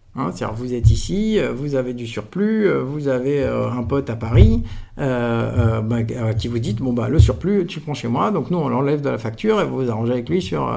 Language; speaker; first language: French; native; French